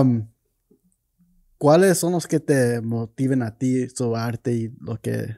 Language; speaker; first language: Spanish; early bilingual, heritage; Spanish